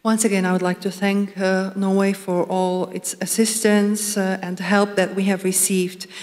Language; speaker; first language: English; non-native, fluent; Slovak